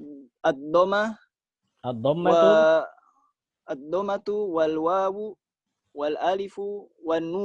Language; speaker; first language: Arabic; non-native, learner; Indonesian